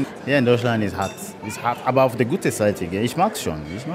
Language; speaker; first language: German; non-native, fluent; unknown